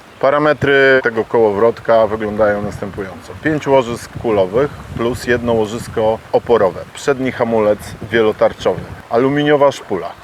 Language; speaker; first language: Polish; native; Polish